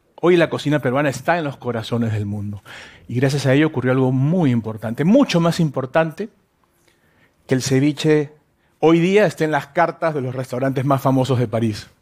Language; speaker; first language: Spanish; native; Spanish